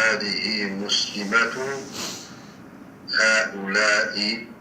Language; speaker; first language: Arabic; non-native, learner; English